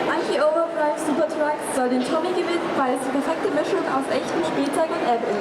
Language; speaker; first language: German; native; German